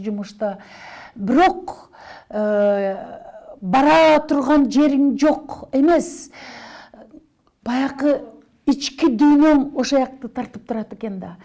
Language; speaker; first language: Kyrgyz; native; Kyrgyz